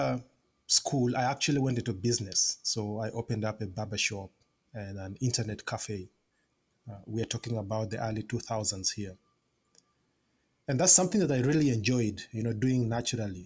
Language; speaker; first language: English; non-native, local second language; Ganda